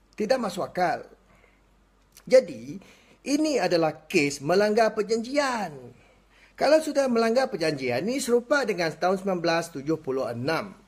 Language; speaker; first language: Malay; non-native, local second language; Iban